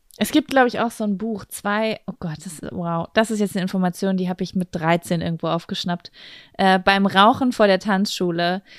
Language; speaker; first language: German; native; German